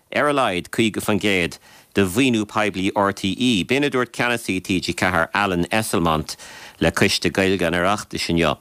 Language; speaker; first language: Irish; native; Irish